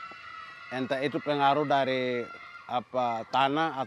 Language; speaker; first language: Indonesian; non-native, local second language; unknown